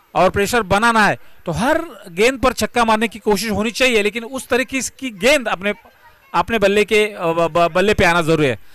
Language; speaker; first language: Hindi; non-native, local second language; Marathi